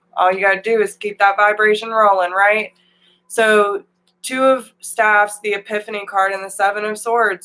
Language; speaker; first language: English; native; English